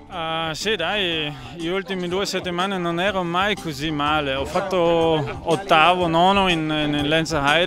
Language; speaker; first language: Italian; non-native, local second language; German